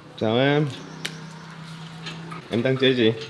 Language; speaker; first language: Vietnamese; non-native, fluent; Korean